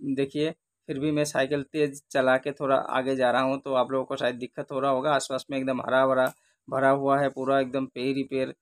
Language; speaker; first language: Hindi; non-native, local second language; Bangla